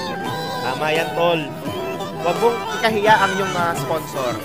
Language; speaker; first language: Filipino; native; Filipino